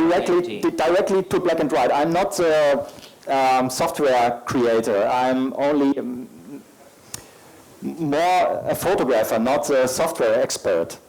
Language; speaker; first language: English; non-native, learner; German